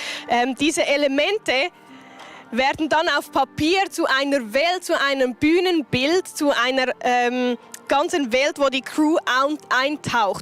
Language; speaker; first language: German; native; German